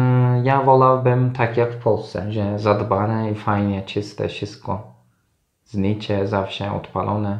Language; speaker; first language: Polish; non-native, learner; Turkish